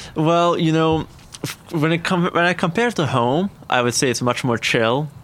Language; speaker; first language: English; non-native, fluent; Azerbaijani